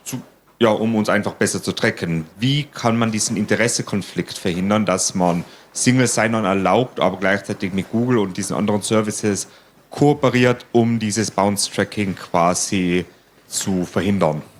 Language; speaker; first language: German; native; German